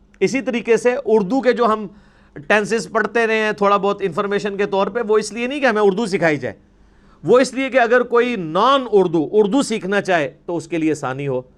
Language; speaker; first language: Urdu; non-native, local second language; Punjabi